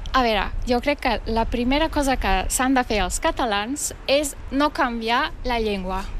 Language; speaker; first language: Catalan; non-native, fluent; Turkish